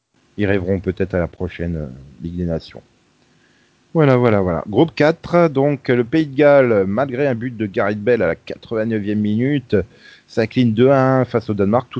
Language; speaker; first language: French; native; French